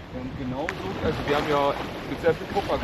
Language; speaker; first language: German; native; German